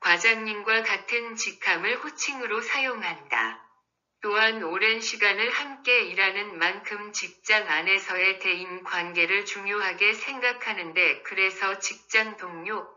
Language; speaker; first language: Korean; non-native, learner; Vietnamese